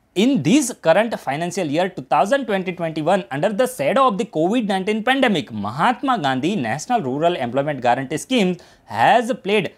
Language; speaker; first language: English; non-native, local second language; Gujarati